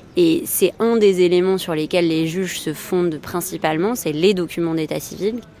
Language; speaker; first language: French; native; French